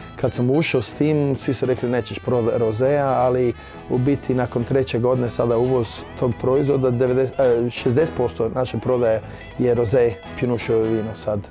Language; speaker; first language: Croatian; early bilingual, heritage; Croatian